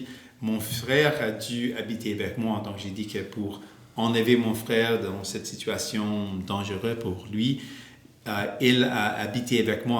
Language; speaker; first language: French; non-native, local second language; English